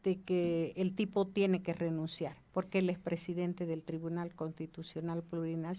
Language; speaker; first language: Spanish; native; Spanish